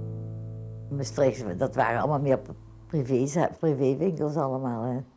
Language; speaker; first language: Dutch; native; Dutch